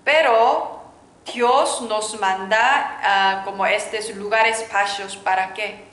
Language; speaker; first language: Spanish; non-native, learner; Korean